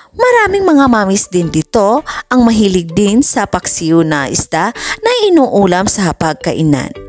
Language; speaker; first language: Filipino; non-native, local second language; Cebuano